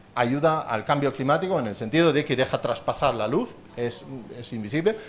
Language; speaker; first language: Spanish; non-native, fluent; Danish